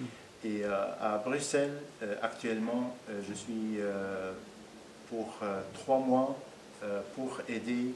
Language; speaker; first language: French; non-native, fluent; Arabic